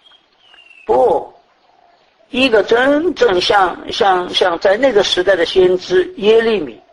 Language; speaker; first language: Chinese; native; Chinese